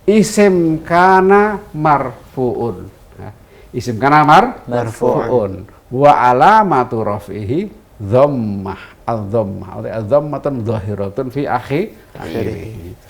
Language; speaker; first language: Arabic; non-native, fluent; Indonesian